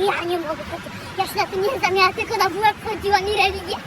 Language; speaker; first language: Polish; native; Polish